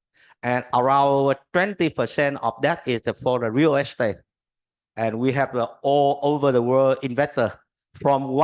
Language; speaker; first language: English; non-native, learner; Vietnamese